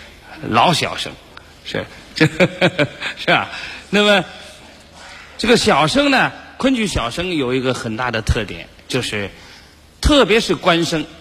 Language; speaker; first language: Chinese; native; Chinese